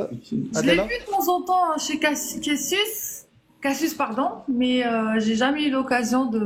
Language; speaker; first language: French; native; French